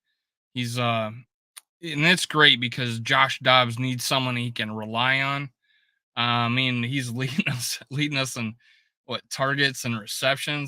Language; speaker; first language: English; native; English